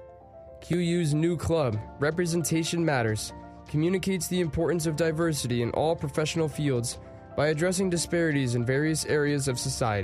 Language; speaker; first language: English; native; English